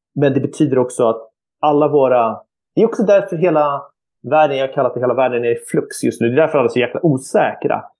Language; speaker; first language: Swedish; native; Swedish